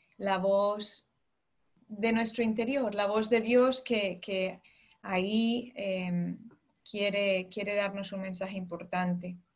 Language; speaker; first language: Spanish; early bilingual, heritage; Spanish